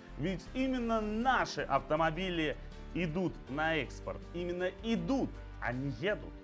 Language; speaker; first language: Russian; native; Russian